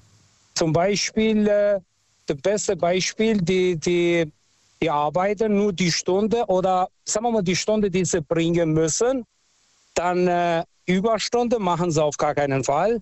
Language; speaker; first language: German; non-native, fluent; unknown